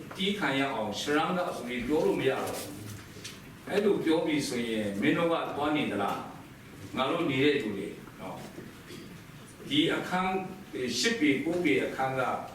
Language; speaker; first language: Burmese; non-native, local second language; Kachin